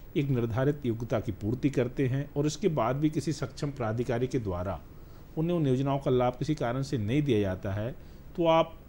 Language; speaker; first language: Hindi; native; Hindi